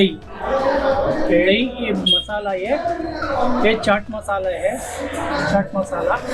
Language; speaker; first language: Hindi; non-native, local second language; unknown